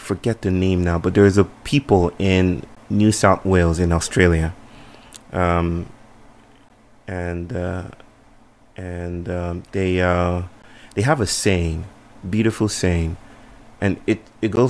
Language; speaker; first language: English; non-native, local second language; Yoruba